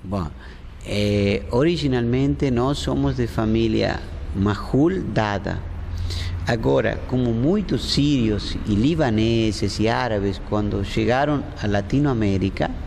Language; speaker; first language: Portuguese; non-native, fluent; Spanish